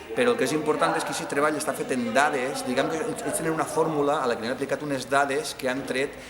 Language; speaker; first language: Catalan; native; Catalan